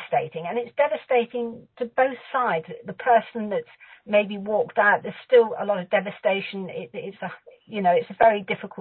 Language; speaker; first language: English; native; English